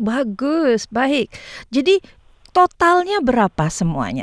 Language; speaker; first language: Indonesian; native; Indonesian